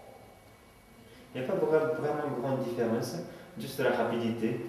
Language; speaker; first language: French; non-native, fluent; Japanese